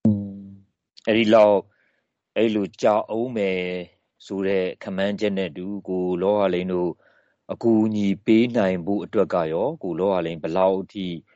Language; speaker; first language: Burmese; native; Burmese